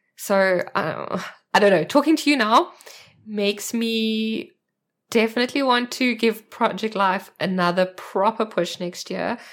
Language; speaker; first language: English; native; English